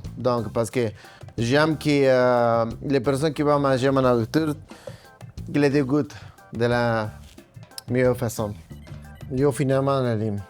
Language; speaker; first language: French; non-native, fluent; Spanish